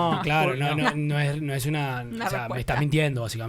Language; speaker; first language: Spanish; native; Spanish